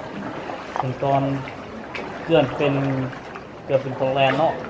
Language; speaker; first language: Thai; non-native, learner; Hmong